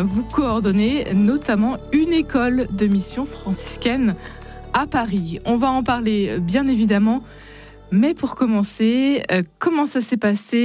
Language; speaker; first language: French; native; French